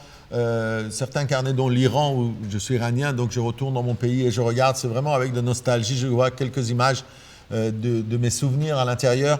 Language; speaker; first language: French; non-native, fluent; Persian